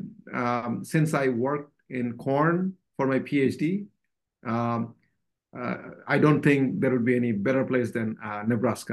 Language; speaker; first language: English; non-native, local second language; Bangla